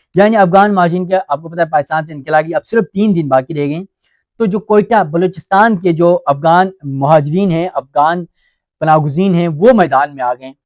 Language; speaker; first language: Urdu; non-native, local second language; Shina